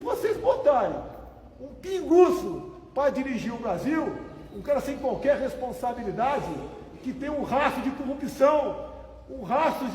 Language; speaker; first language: Portuguese; native; Portuguese